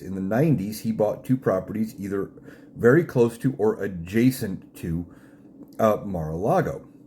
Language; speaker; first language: English; native; English